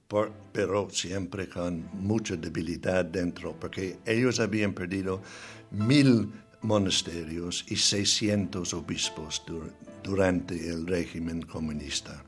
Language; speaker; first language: Spanish; non-native, fluent; English